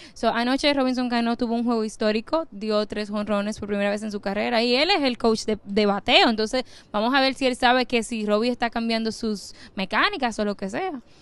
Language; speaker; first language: Spanish; native; Spanish